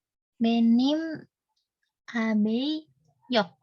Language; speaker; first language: Turkish; non-native, learner; Indonesian